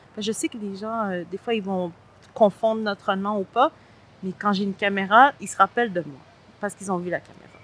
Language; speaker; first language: French; early bilingual, other home language; Spanish